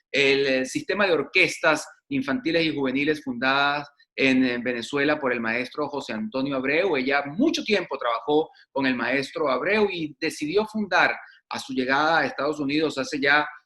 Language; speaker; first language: Spanish; native; Spanish